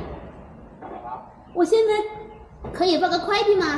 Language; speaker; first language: Chinese; native; Chinese